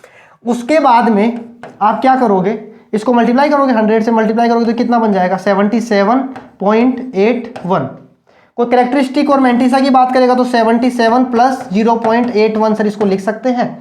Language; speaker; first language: Hindi; native; Hindi